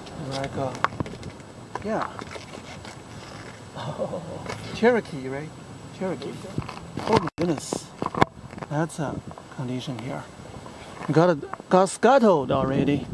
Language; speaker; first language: English; non-native, fluent; Chinese